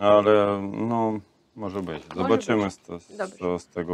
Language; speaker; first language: Polish; non-native, learner; Russian